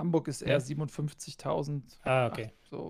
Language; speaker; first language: German; native; German